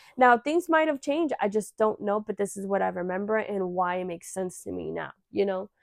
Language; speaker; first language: English; early bilingual, other home language; Spanish